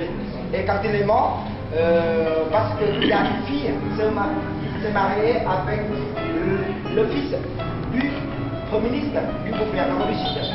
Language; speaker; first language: French; non-native, learner; Vietnamese